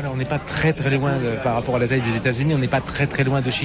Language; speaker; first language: French; native; French